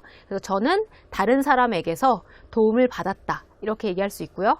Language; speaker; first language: Korean; native; Korean